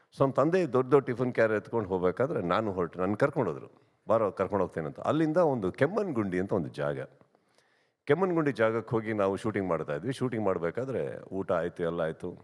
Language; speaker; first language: Kannada; native; Kannada